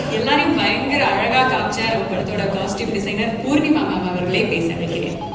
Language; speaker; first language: Tamil; native; Tamil